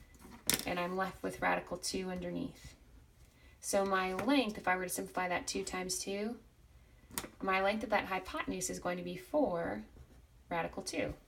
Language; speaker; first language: English; native; English